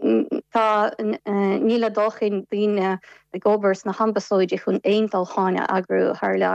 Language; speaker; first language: Irish; non-native, fluent; Ukrainian